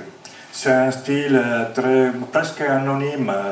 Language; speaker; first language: French; non-native, fluent; Italian